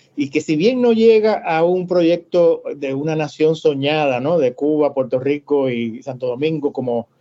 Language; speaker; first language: Spanish; native; Spanish